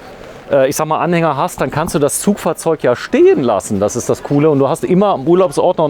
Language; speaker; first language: German; native; German